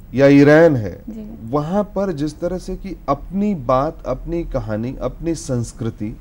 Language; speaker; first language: Hindi; native; Hindi